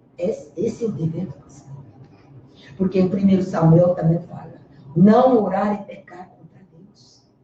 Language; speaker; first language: Portuguese; early bilingual, other home language; Korean